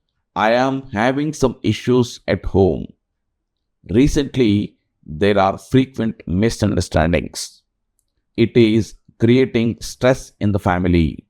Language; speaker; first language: English; non-native, local second language; Telugu